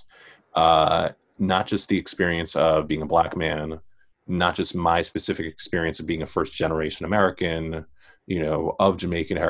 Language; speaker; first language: English; native; English